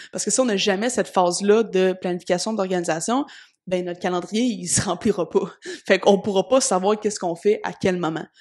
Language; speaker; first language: French; native; French